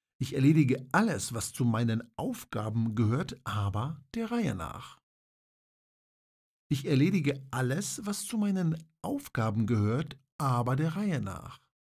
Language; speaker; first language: German; non-native, fluent; Polish